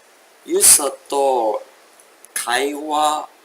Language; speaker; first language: Japanese; non-native, learner; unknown